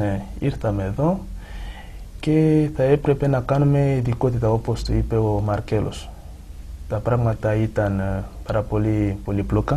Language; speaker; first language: Greek; non-native, fluent; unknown